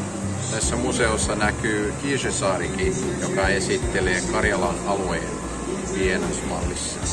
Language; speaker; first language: Finnish; non-native, fluent; Russian